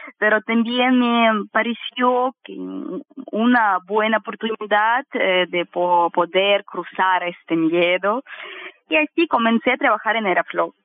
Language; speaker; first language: Spanish; non-native, learner; Russian